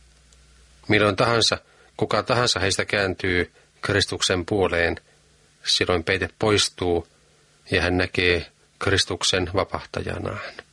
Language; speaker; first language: Finnish; native; Finnish